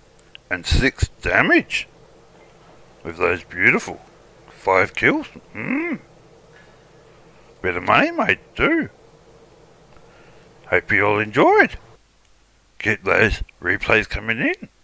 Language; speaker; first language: English; native; English